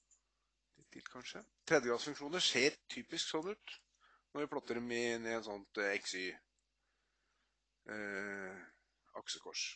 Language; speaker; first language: Norwegian; native; Norwegian